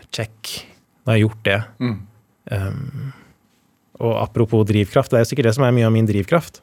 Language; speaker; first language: Norwegian; native; Norwegian